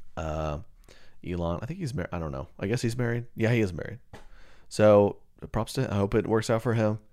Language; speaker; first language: English; native; English